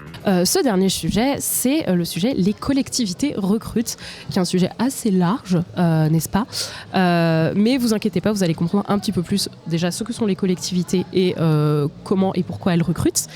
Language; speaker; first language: French; native; French